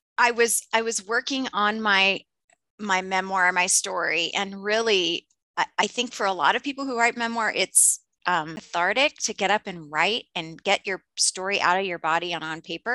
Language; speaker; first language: English; native; English